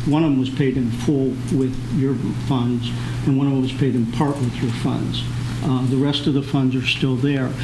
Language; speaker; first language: English; native; English